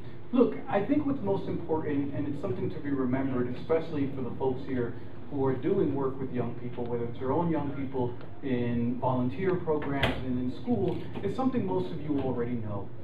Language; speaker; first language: English; early bilingual, other home language; Spanish